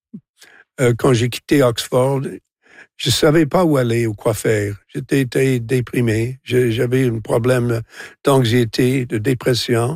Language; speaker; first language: French; non-native, local second language; English